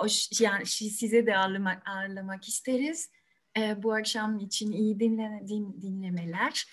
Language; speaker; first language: Turkish; non-native, fluent; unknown